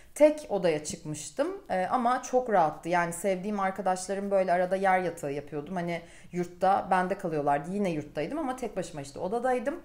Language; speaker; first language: Turkish; native; Turkish